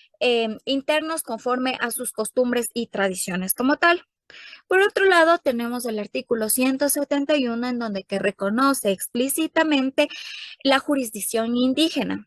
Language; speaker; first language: Spanish; native; Spanish